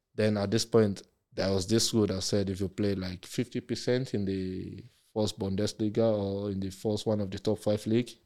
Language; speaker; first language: English; non-native, local second language; Yoruba